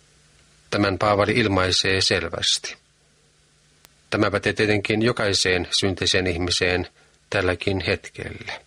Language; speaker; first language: Finnish; native; Finnish